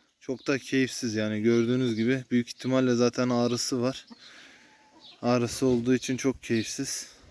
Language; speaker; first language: Turkish; native; Turkish